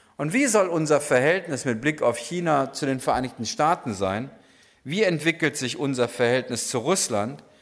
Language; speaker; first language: German; native; German